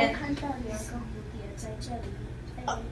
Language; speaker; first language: Chinese; non-native, learner; English